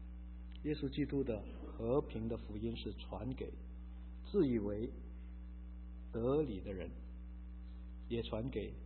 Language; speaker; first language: Chinese; native; Chinese